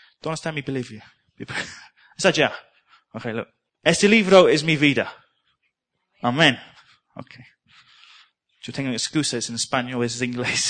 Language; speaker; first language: Spanish; non-native, learner; English